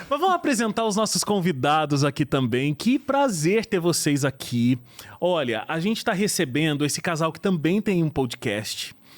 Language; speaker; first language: Portuguese; native; Portuguese